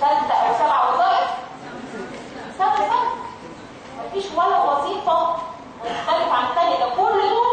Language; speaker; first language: Arabic; native; Arabic